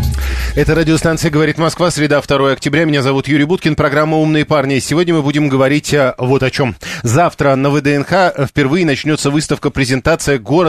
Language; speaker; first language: Russian; native; Russian